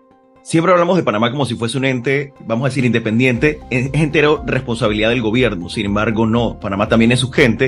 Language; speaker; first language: Spanish; native; Spanish